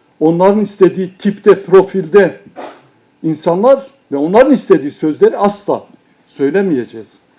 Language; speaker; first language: Turkish; non-native, local second language; Kurdish